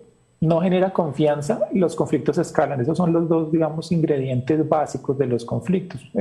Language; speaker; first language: Spanish; native; Spanish